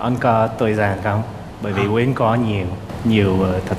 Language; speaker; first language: Vietnamese; non-native, fluent; English